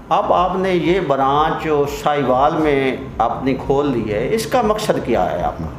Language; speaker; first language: Urdu; non-native, local second language; Punjabi